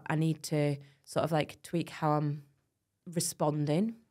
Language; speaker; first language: English; native; English